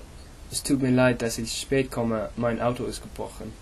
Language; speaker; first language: German; non-native, learner; English